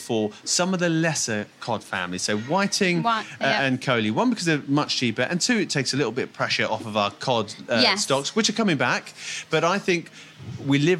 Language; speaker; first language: English; native; English